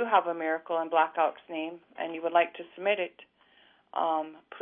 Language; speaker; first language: English; native; English